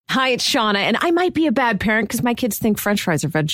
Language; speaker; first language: English; native; English